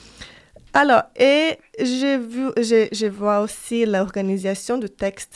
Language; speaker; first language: French; non-native, fluent; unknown